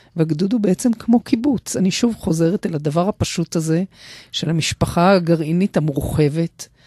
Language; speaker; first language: Hebrew; native; Hebrew